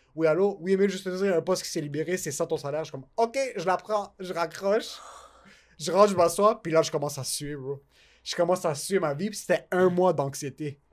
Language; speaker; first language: French; native; French